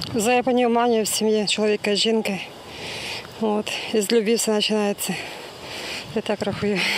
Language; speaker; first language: Russian; non-native, local second language; Ukrainian